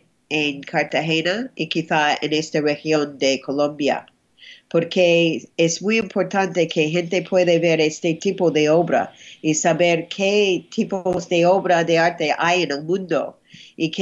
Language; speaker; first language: Spanish; non-native, fluent; English